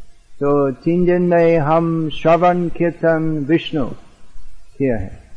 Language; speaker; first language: Hindi; non-native, fluent; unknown